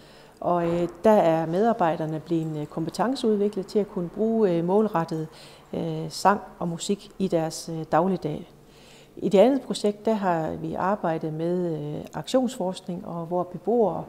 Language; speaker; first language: Danish; native; Danish